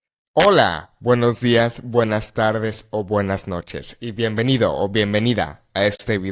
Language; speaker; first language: Spanish; non-native, fluent; English